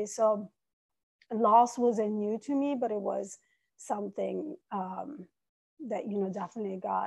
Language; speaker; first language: English; non-native, fluent; Italian